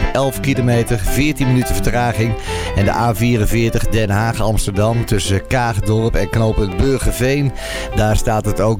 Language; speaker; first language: Dutch; native; Dutch